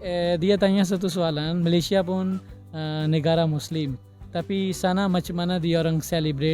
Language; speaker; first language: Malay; non-native, learner; Urdu